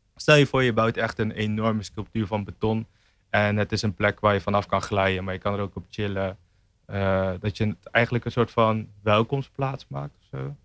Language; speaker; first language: Dutch; native; Dutch